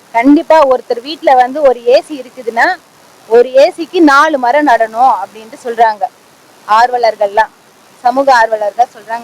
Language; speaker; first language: Tamil; non-native, local second language; Telugu